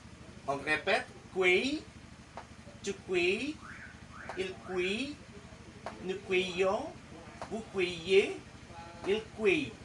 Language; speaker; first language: French; non-native, learner; Indonesian